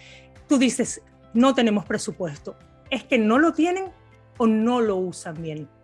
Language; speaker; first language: Spanish; native; Spanish